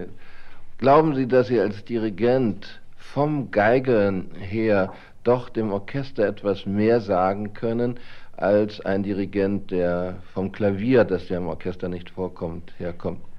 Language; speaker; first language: German; native; German